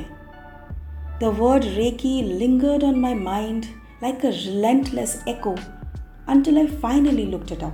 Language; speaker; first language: English; non-native, local second language; Bangla